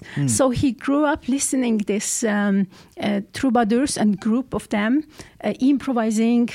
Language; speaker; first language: English; non-native, fluent; Armenian